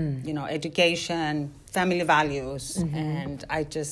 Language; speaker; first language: English; non-native, fluent; Spanish